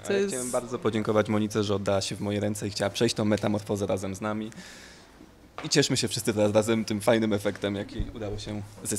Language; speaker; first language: Polish; native; Polish